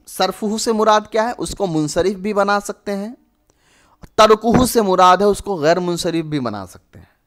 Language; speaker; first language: Hindi; native; Hindi